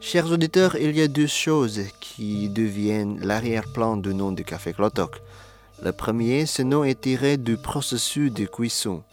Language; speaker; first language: French; non-native, fluent; Indonesian